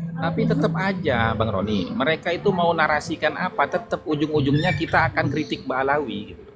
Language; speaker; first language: Indonesian; non-native, local second language; Madurese